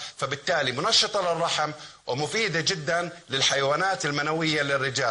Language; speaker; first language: Arabic; native; Arabic